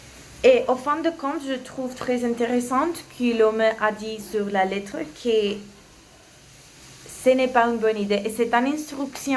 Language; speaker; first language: French; non-native, learner; Spanish